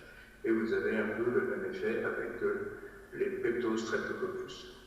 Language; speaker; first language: French; native; French